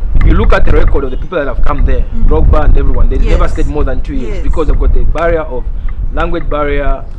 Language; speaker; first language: English; non-native, local second language; Bemba